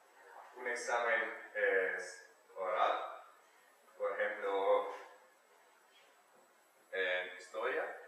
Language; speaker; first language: Spanish; non-native, learner; German